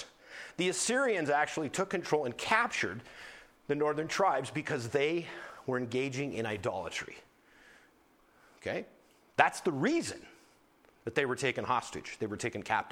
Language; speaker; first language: English; native; English